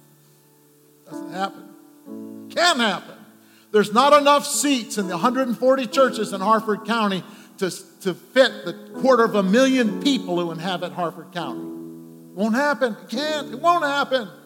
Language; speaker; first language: English; native; English